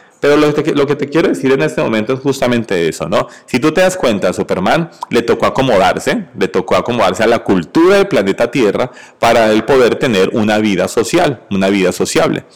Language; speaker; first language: Spanish; native; Spanish